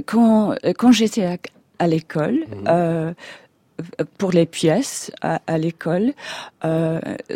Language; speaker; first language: French; non-native, fluent; English